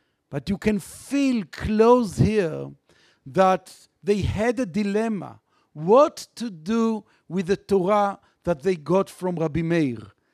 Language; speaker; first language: English; non-native, fluent; Hebrew